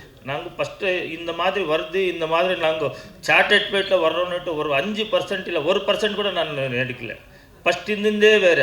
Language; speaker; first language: Tamil; non-native, learner; Kannada